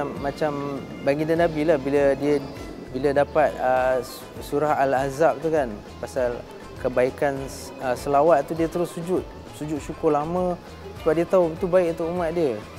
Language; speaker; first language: Malay; native; Malay